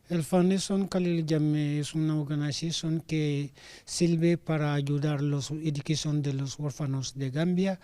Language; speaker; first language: Spanish; non-native, learner; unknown